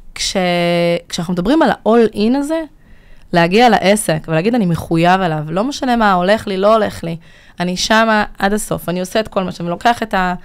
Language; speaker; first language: Hebrew; early bilingual, other home language; Russian